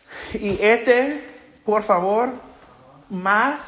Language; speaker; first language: Spanish; non-native, learner; English